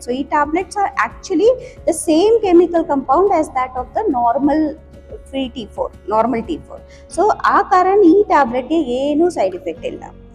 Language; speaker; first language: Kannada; non-native, fluent; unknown